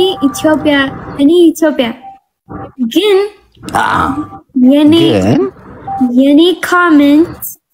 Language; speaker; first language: Amharic; non-native, learner; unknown